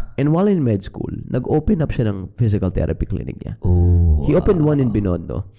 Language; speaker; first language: Filipino; native; Filipino